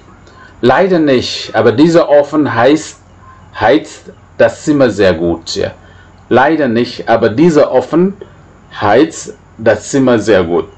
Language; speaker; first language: German; non-native, fluent; Indonesian